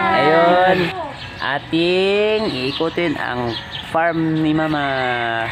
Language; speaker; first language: Filipino; non-native, local second language; Cebuano